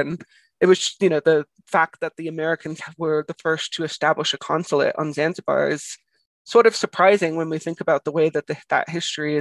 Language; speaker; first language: English; native; English